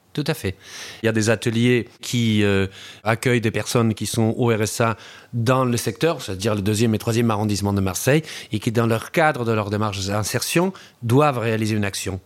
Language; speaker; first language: French; early bilingual, other home language; Spanish